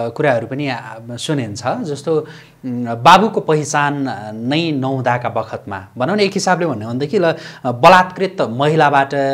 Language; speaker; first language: Nepali; native; Nepali